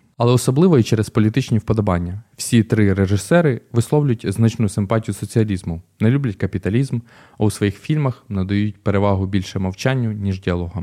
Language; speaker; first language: Ukrainian; native; Ukrainian